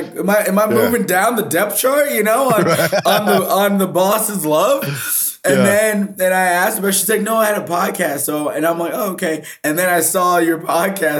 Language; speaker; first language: English; native; English